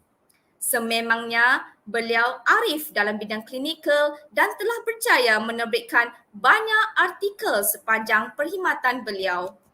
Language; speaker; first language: Malay; native; Malay